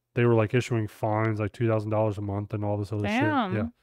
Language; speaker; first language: English; native; English